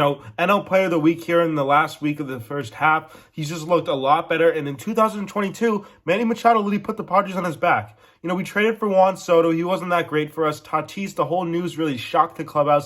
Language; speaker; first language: English; native; English